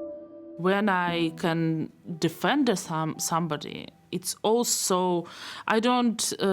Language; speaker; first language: English; non-native, learner; Belarusian